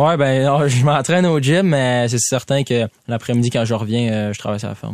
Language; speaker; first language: French; native; French